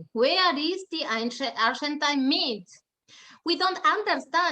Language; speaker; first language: English; non-native, learner; German